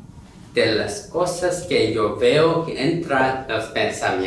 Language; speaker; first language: Spanish; non-native, learner; Korean